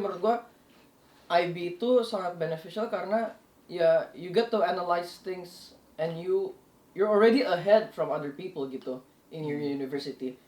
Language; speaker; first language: English; non-native, local second language; Indonesian